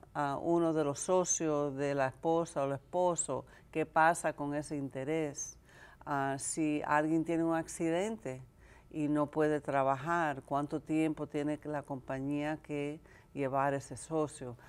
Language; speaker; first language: Spanish; early bilingual, heritage; Spanish